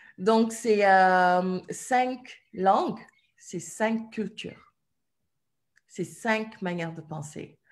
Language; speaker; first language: French; non-native, local second language; Wolof